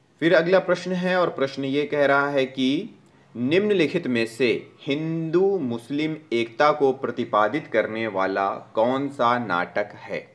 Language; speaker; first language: Hindi; native; Hindi